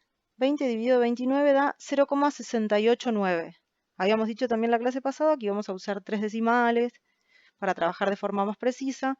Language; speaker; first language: Spanish; native; Spanish